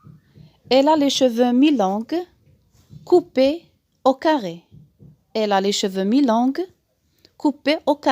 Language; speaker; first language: French; non-native, local second language; Arabic